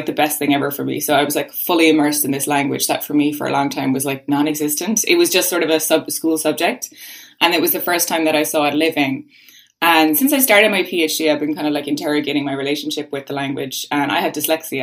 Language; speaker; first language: English; native; English